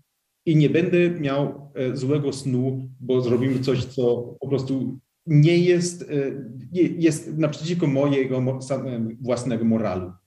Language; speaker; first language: Polish; early bilingual, heritage; Polish